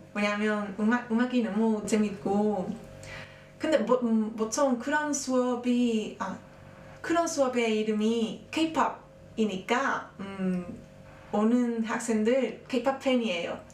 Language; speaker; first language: Korean; non-native, learner; Spanish